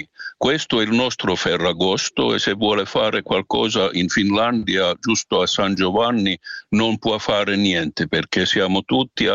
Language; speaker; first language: Italian; non-native, fluent; Finnish